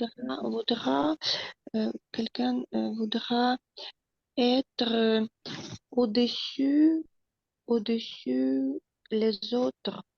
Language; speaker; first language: French; non-native, learner; Russian